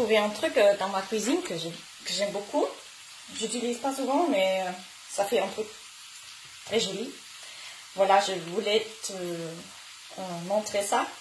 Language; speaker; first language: French; non-native, learner; German